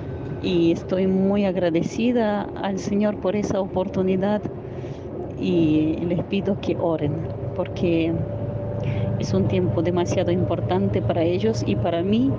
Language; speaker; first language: Spanish; non-native, fluent; Ukrainian